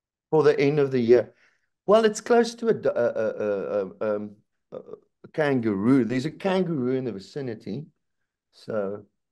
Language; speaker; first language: English; non-native, local second language; Afrikaans